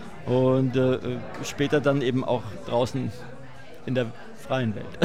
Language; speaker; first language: German; native; German